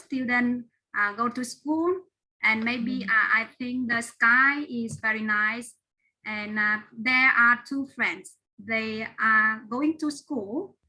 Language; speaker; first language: English; non-native, learner; Vietnamese